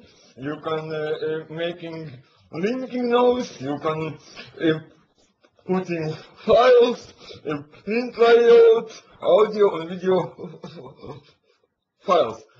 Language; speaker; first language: English; non-native, learner; Latvian